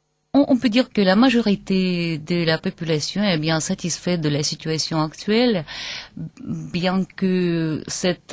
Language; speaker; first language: French; non-native, learner; Latvian